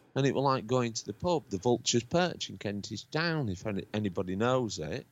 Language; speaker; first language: English; native; English